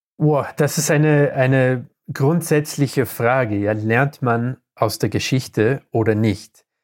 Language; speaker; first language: German; non-native, fluent; English